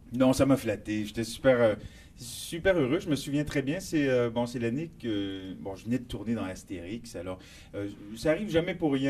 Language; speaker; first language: French; native; French